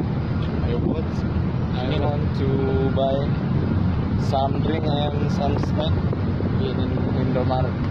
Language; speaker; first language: English; non-native, learner; Indonesian